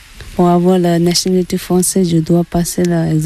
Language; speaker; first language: French; non-native, learner; Tibetan